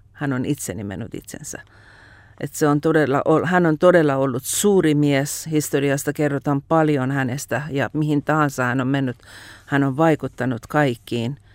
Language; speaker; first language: Finnish; non-native, fluent; Persian